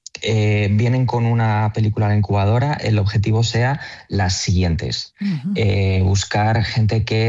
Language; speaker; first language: Spanish; native; Spanish